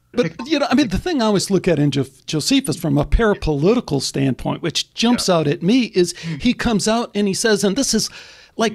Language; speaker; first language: English; native; English